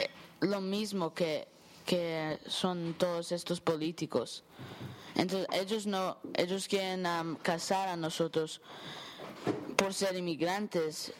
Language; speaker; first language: Spanish; early bilingual, heritage; Spanish